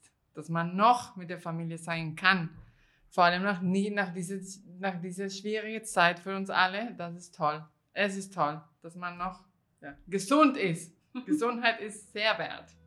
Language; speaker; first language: German; non-native, fluent; Spanish